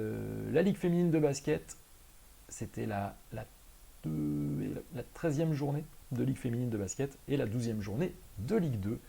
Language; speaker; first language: French; native; French